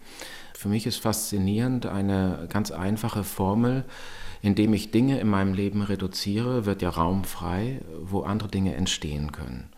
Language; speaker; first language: German; native; German